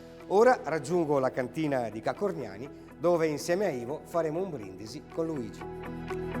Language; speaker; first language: Italian; native; Italian